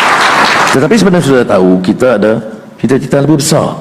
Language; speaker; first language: Malay; native; Malay